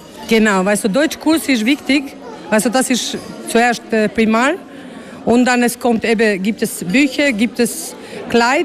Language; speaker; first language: German; non-native, learner; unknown